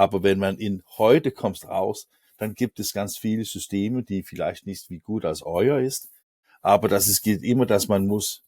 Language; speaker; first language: German; non-native, learner; Danish